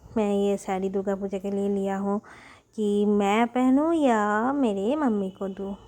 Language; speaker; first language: Hindi; non-native, local second language; Bangla